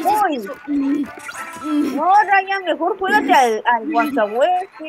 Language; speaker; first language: Spanish; native; Spanish